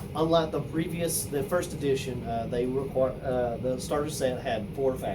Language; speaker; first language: English; native; English